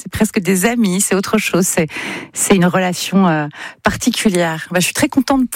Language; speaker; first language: French; native; French